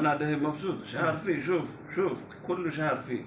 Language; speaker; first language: Arabic; non-native, learner; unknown